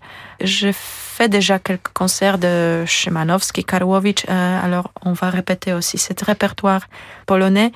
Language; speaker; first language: French; non-native, fluent; Polish